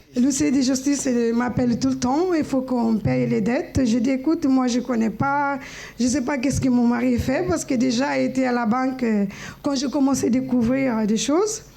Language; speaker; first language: French; non-native, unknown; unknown